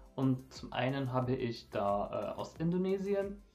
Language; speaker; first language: German; native; German